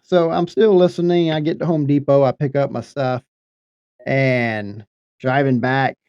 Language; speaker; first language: English; native; English